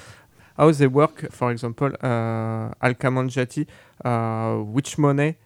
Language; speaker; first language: English; non-native, learner; French